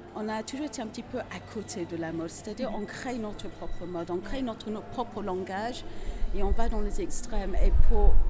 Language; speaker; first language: French; non-native, fluent; English